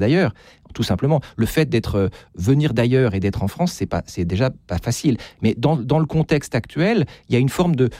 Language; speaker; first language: French; native; French